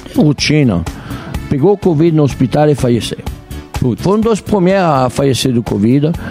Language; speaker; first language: Portuguese; non-native, fluent; French